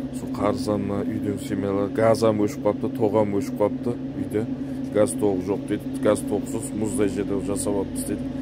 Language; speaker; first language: Uzbek; non-native, local second language; Kara-Kalpak